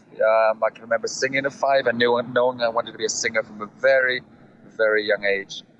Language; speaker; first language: English; native; English